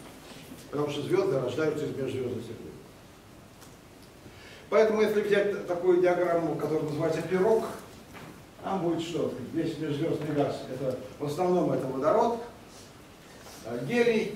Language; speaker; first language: Russian; native; Russian